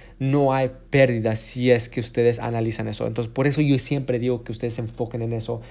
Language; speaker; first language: Spanish; early bilingual, heritage; Spanish